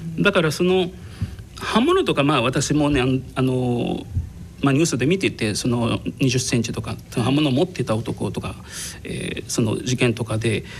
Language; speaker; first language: Japanese; non-native, fluent; Arabic